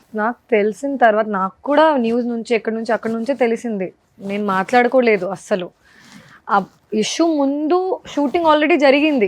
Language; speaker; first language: Telugu; non-native, fluent; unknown